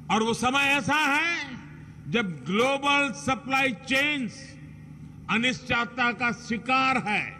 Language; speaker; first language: Hindi; non-native, local second language; Gujarati